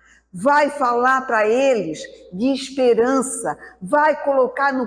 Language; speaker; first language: Portuguese; native; Portuguese